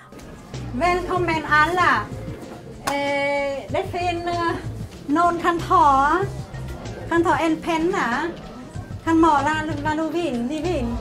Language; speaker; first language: Swedish; non-native, learner; Vietnamese